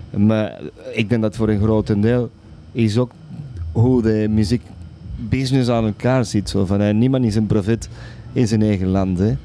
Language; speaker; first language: Dutch; non-native, fluent; Spanish